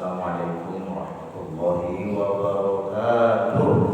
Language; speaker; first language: Indonesian; native; Indonesian